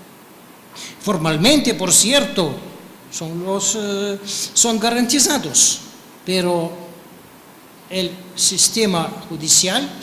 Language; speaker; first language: Spanish; non-native, fluent; Russian